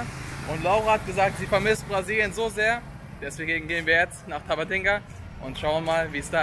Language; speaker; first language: German; native; German